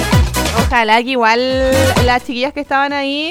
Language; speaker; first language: Spanish; native; Spanish